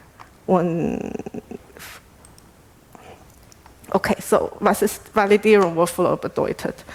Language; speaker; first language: German; non-native, learner; Chinese